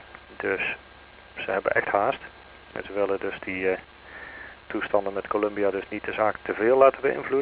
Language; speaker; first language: Dutch; native; Dutch